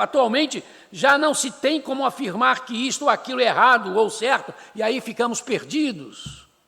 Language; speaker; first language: Portuguese; native; Portuguese